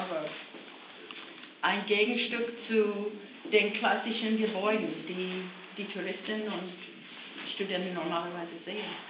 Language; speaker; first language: German; non-native, fluent; English